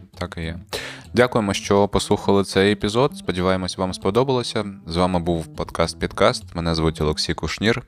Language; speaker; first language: Ukrainian; non-native, local second language; Russian